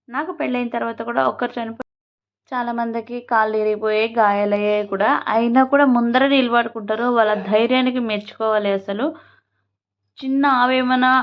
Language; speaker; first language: Telugu; native; Telugu